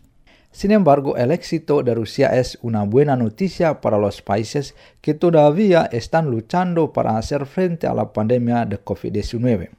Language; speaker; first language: Spanish; non-native, fluent; Indonesian